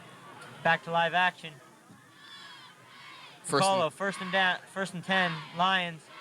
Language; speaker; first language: English; native; English